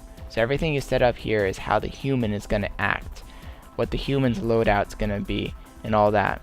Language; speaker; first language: English; native; English